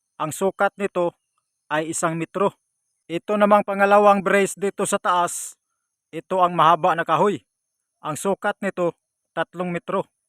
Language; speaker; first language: Filipino; non-native, local second language; Cebuano